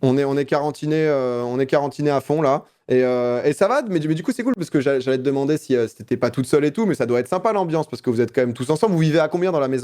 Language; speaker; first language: French; native; French